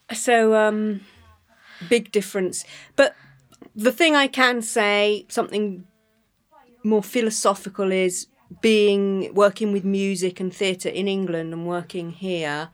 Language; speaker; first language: English; native; English